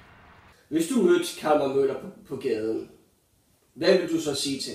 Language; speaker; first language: Danish; native; Danish